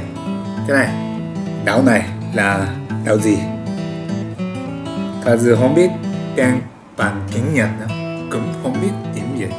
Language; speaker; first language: Vietnamese; non-native, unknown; Japanese